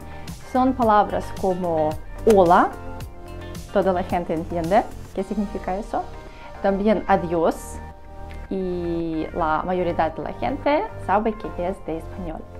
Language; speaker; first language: Spanish; non-native, learner; Russian